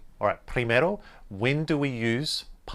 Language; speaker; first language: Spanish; non-native, fluent; English